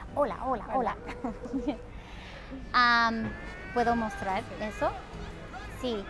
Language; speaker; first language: Spanish; non-native, fluent; English